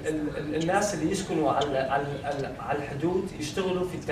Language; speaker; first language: Arabic; native; Arabic